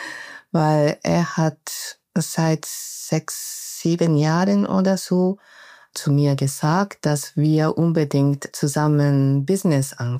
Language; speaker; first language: German; non-native, learner; Japanese